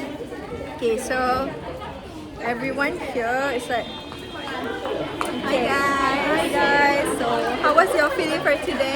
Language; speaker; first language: English; non-native, local second language; Malay